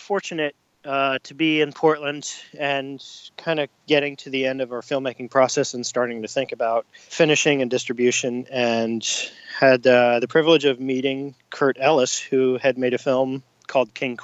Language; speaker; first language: English; native; English